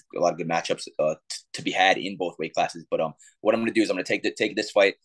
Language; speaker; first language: English; native; English